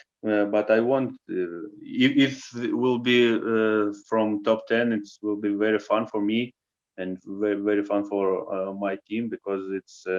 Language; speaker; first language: English; non-native, learner; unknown